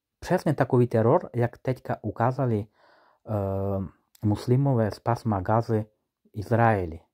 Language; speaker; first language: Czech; non-native, fluent; Ukrainian